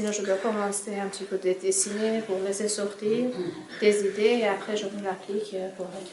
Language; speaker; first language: French; non-native, fluent; Persian